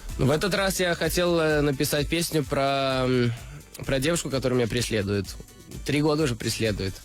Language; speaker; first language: Russian; early bilingual, heritage; Russian